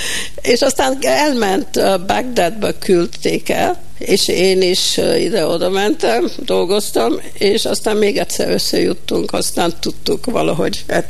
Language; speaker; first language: Hungarian; early bilingual, heritage; Hungarian